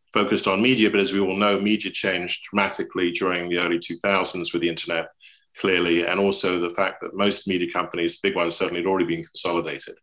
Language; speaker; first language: English; native; English